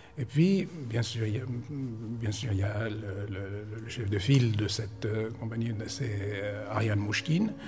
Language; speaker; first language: French; non-native, local second language; Arabic